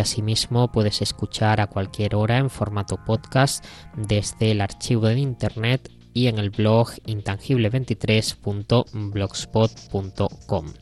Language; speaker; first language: Spanish; native; Spanish